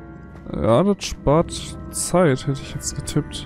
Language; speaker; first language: German; native; German